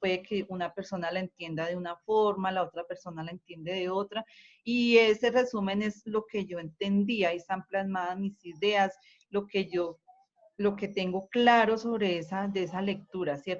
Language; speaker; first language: Spanish; native; Spanish